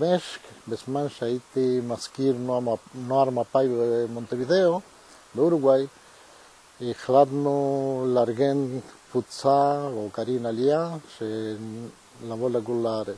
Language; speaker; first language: Hebrew; non-native, fluent; Spanish